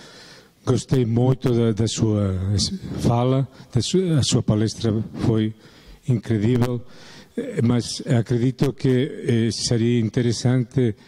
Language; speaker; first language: Portuguese; non-native, fluent; Spanish